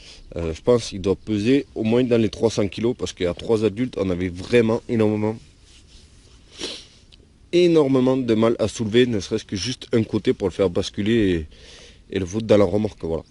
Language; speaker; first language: French; native; French